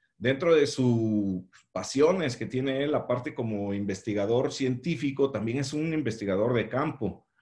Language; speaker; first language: Spanish; native; Spanish